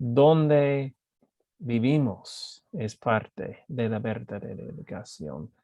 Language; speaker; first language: Spanish; non-native, fluent; English